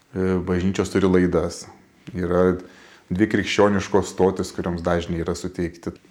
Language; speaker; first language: Lithuanian; native; Lithuanian